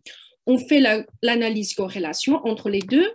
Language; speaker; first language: French; non-native, fluent; Chinese